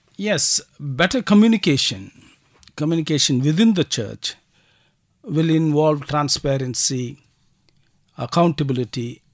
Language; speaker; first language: English; non-native, local second language; Tamil